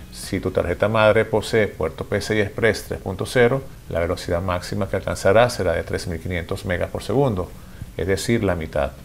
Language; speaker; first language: Spanish; native; Spanish